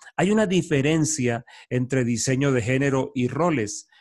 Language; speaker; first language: Spanish; native; Spanish